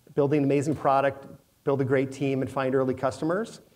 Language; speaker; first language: English; native; English